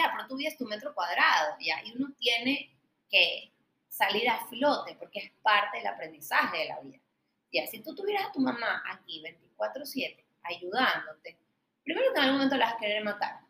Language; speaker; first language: Spanish; native; Spanish